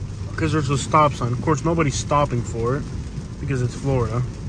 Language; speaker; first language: English; early bilingual, other home language; Spanish